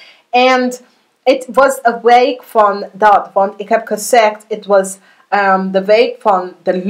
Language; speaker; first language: Dutch; non-native, learner; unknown